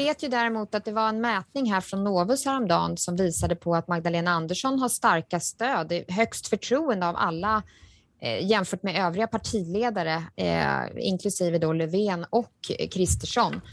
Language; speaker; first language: Swedish; native; Swedish